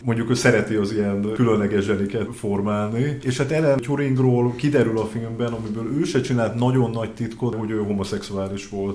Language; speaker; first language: Hungarian; native; Hungarian